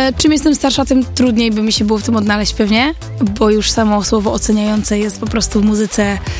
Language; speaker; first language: Polish; early bilingual, heritage; Polish